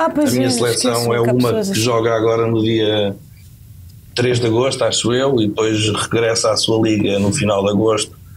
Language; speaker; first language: Portuguese; native; Portuguese